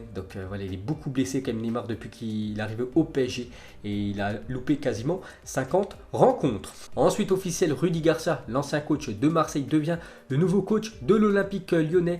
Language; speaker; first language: French; native; French